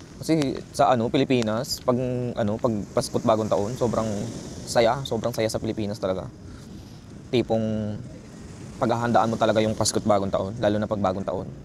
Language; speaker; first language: Filipino; native; Filipino